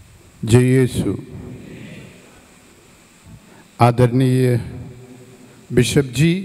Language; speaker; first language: Hindi; non-native, local second language; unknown